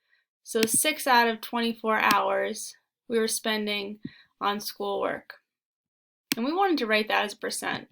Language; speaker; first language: English; native; English